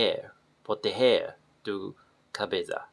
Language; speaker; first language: Spanish; non-native, learner; Chinese